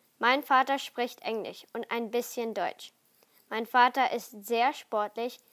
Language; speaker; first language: German; early bilingual, heritage; German